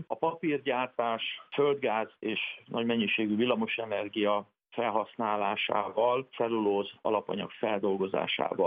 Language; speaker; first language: Hungarian; native; Hungarian